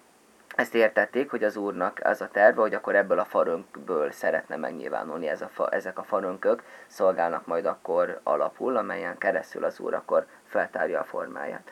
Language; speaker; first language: Hungarian; native; Hungarian